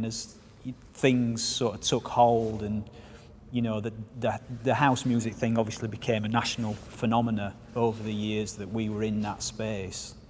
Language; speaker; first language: English; native; English